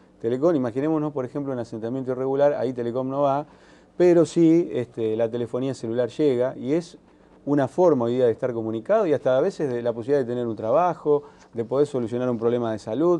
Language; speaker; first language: Spanish; native; Spanish